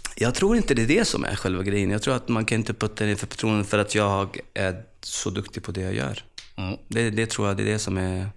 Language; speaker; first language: Swedish; early bilingual, other home language; Arabic